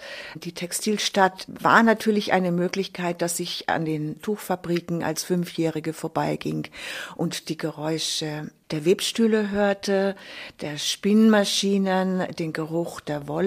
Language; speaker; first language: German; native; German